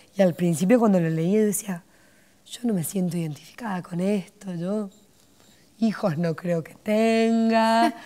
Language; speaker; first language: Spanish; native; Spanish